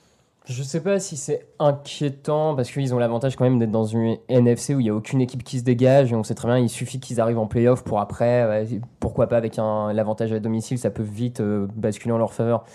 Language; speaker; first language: French; native; French